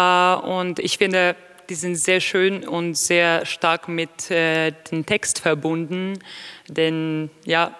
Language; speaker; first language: German; non-native, fluent; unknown